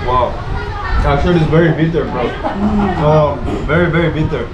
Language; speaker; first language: English; non-native, fluent; Spanish